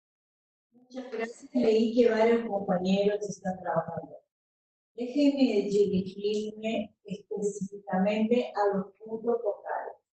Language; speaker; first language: Spanish; non-native, fluent; Portuguese